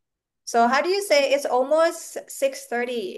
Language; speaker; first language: English; non-native, fluent; Indonesian